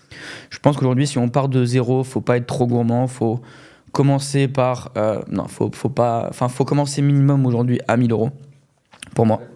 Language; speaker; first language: French; native; French